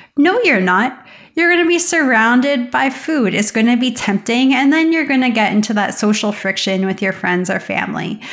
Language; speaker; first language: English; native; English